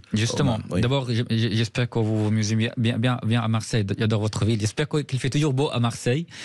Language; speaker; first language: French; non-native, fluent; Arabic